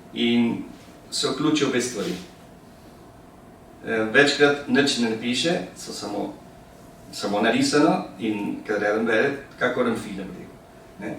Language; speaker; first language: Slovenian; early bilingual, heritage; Slovenian